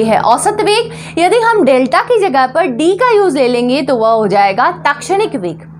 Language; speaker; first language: Hindi; native; Hindi